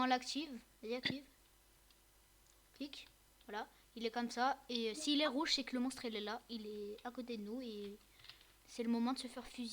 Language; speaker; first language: French; native; French